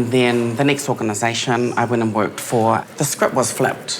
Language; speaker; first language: English; native; English